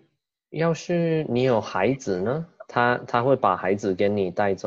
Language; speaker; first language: Chinese; non-native, fluent; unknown